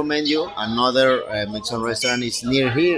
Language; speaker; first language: English; non-native, fluent; Spanish